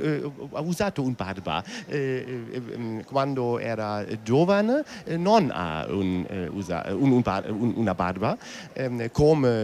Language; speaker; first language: Italian; non-native, learner; German